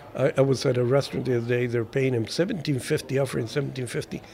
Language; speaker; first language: English; early bilingual, other home language; Spanish